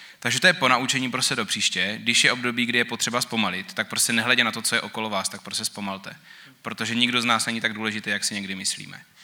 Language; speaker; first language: Czech; native; Czech